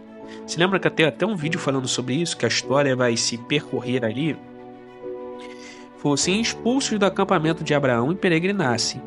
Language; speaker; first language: Portuguese; native; Portuguese